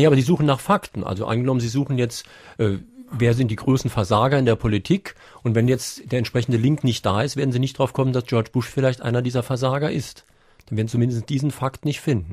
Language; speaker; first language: German; native; German